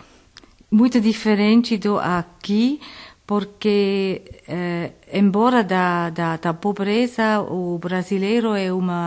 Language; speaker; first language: Portuguese; non-native, learner; Italian